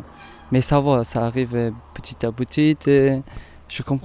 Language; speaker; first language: French; non-native, learner; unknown